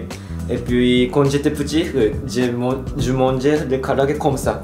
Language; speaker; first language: French; non-native, learner; Japanese